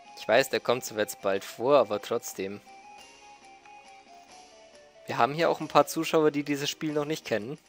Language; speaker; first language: German; native; German